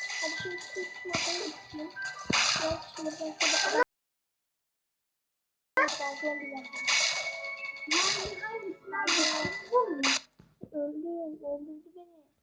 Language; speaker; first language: Turkish; early bilingual, heritage; Turkish